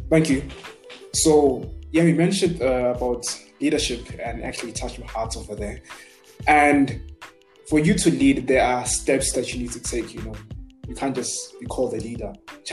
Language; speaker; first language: English; non-native, local second language; Zulu